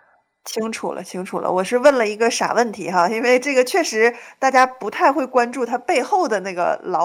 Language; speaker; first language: Chinese; native; Chinese